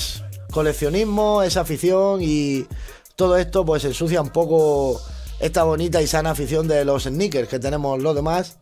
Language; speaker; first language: Spanish; native; Spanish